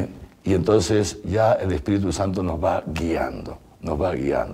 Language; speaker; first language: Spanish; native; Spanish